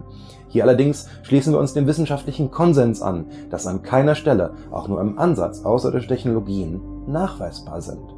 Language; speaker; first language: German; native; German